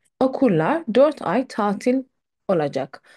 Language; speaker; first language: Turkish; non-native, fluent; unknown